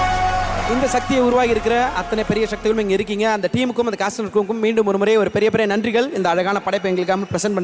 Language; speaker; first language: Tamil; native; Tamil